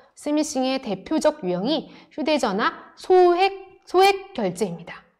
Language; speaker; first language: Korean; native; Korean